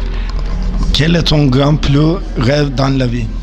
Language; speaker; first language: French; non-native, learner; Turkish